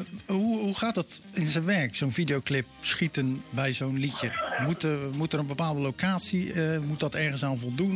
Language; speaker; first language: Dutch; native; Dutch